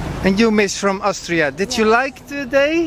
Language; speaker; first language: English; non-native, learner; Dutch